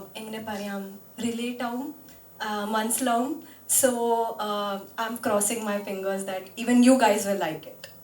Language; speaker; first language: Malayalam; non-native, local second language; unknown